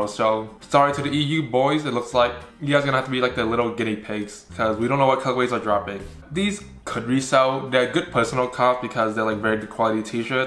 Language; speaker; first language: English; native; English